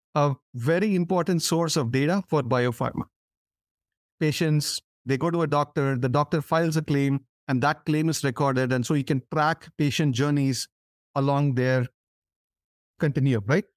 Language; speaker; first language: English; non-native, local second language; Tamil